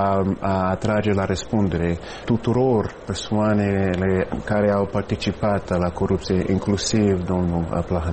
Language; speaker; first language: Romanian; non-native, fluent; English